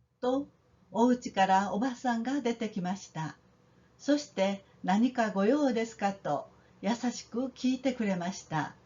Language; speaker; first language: Japanese; non-native, fluent; Korean